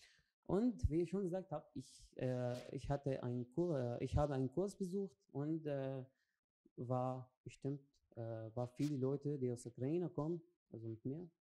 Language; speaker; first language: German; non-native, learner; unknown